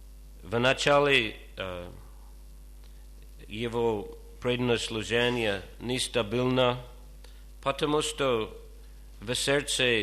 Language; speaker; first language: Russian; non-native, fluent; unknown